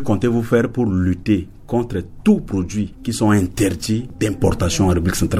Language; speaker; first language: French; non-native, local second language; Sango